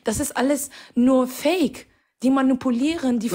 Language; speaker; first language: German; non-native, fluent; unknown